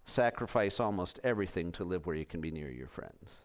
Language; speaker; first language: English; native; English